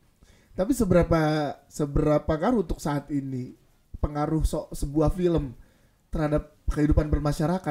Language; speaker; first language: Indonesian; native; Indonesian